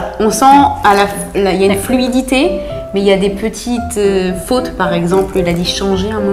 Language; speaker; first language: French; native; French